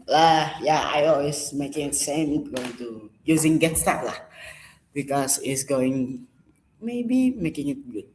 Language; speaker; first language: English; non-native, learner; Indonesian